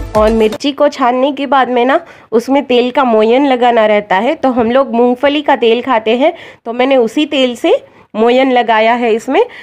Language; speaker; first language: Hindi; non-native, local second language; Gujarati